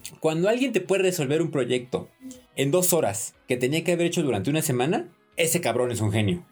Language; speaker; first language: Spanish; native; Spanish